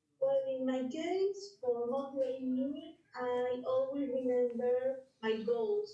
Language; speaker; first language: English; non-native, learner; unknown